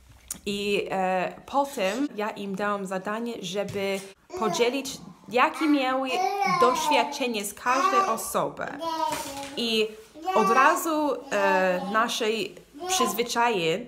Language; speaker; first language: Polish; non-native, learner; English